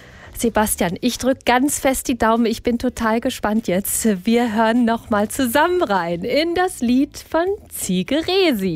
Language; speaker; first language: German; native; German